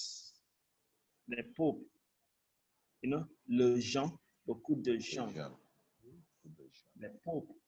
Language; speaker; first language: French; non-native, fluent; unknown